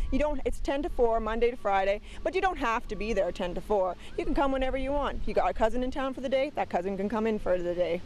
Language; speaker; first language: English; native; English